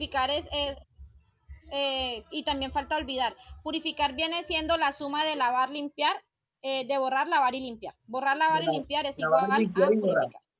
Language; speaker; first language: Spanish; native; Spanish